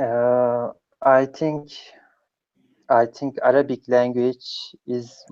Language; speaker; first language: English; non-native, learner; Turkish